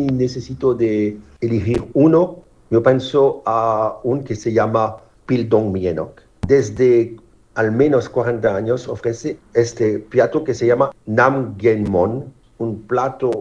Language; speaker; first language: Spanish; non-native, fluent; French